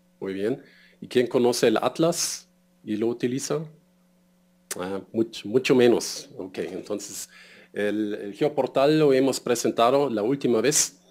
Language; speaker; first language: Spanish; non-native, fluent; German